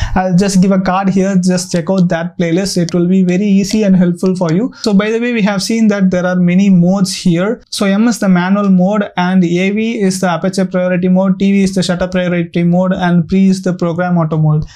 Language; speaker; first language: English; non-native, local second language; Tamil